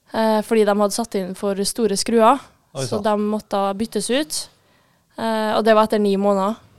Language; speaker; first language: Norwegian; native; Norwegian